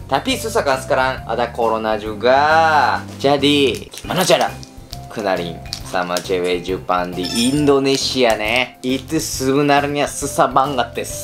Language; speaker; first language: Indonesian; non-native, learner; Japanese